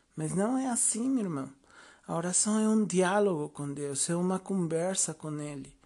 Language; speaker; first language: Portuguese; non-native, fluent; Spanish